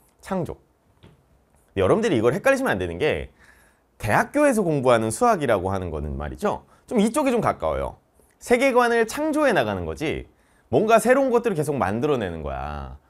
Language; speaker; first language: Korean; native; Korean